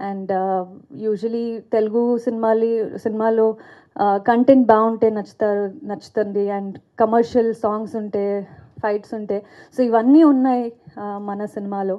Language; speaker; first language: Telugu; non-native, fluent; Kannada